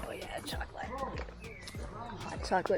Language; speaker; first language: English; native; English